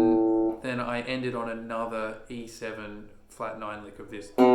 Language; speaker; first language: English; native; English